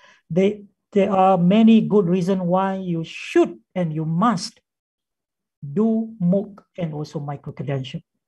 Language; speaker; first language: English; non-native, local second language; Malay